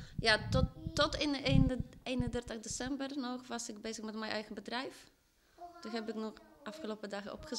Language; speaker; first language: Dutch; non-native, fluent; Polish